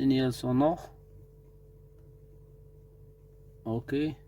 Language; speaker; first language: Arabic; native; Arabic